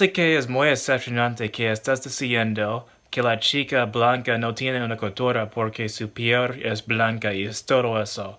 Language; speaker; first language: Spanish; non-native, learner; English